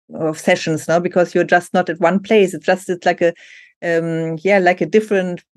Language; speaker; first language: English; non-native, fluent; German